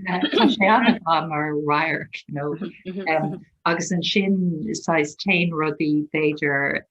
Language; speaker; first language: Irish; non-native, local second language; English